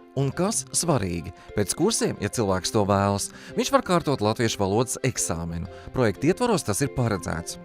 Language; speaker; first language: Latvian; native; Latvian